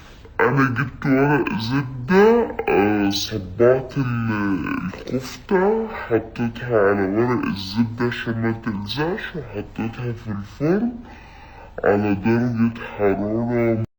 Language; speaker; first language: Arabic; native; Arabic